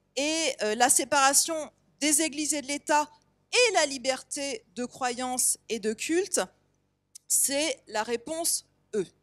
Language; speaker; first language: French; native; French